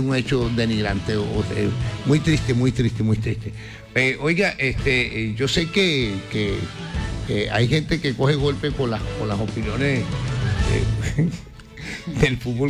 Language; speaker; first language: Spanish; native; Spanish